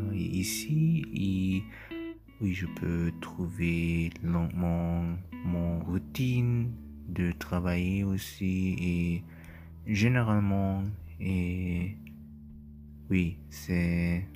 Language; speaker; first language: French; non-native, learner; German